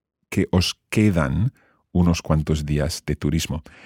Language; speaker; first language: Spanish; non-native, fluent; English